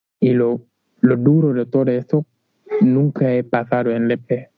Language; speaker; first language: Spanish; non-native, learner; Wolof